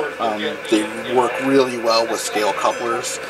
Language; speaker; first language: English; native; English